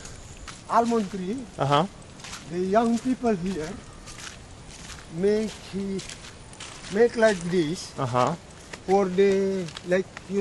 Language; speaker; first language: English; non-native, learner; Indonesian